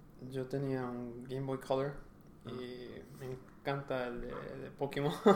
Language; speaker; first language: Spanish; non-native, learner; English